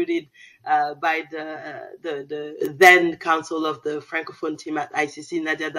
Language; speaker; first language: English; non-native, fluent; Soninke